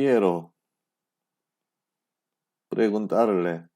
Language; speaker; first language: Spanish; non-native, fluent; Korean